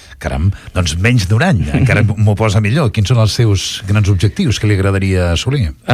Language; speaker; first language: Catalan; native; Catalan